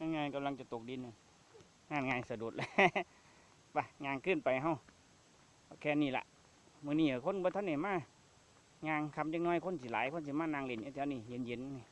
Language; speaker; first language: Thai; native; Thai